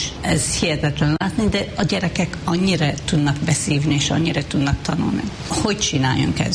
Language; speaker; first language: Hungarian; non-native, fluent; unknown